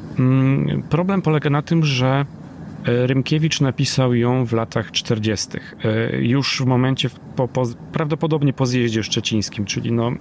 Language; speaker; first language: Polish; native; Polish